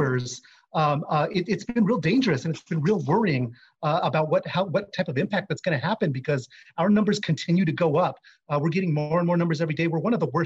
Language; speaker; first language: English; native; English